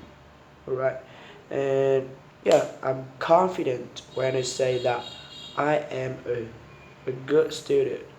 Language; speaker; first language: English; non-native, learner; Vietnamese